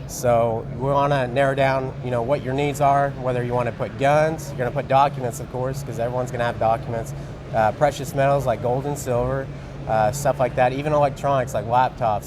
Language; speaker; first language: English; native; English